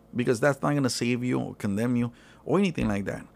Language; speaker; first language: English; early bilingual, other home language; Spanish